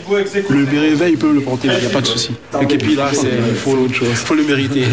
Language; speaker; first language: French; native; French